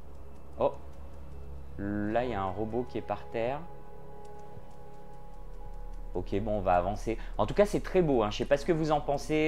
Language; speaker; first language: French; native; French